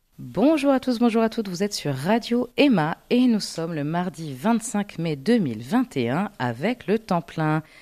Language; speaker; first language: French; native; French